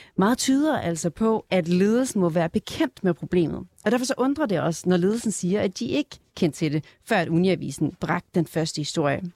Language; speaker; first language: Danish; native; Danish